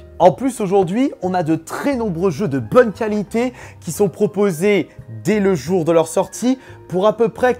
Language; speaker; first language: French; native; French